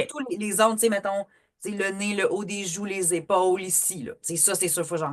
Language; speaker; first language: French; native; French